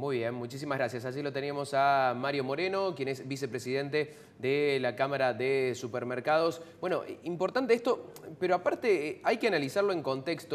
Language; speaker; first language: Spanish; native; Spanish